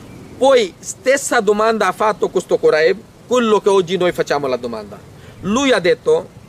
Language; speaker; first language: Italian; non-native, fluent; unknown